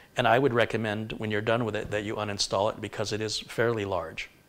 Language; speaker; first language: English; native; English